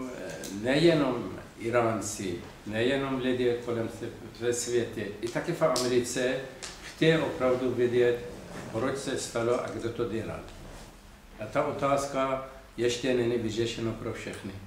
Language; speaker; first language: Czech; non-native, fluent; Persian